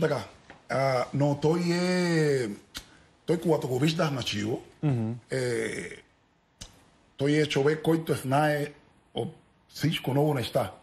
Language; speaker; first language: Bulgarian; non-native, learner; Spanish